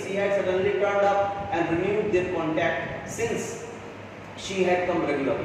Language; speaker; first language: English; non-native, local second language; Hindi